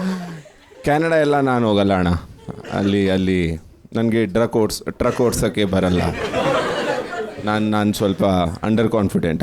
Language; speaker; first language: Kannada; non-native, learner; Punjabi